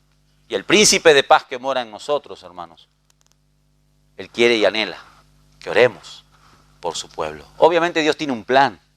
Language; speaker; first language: Spanish; native; Spanish